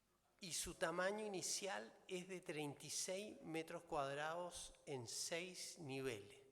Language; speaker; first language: Spanish; native; Spanish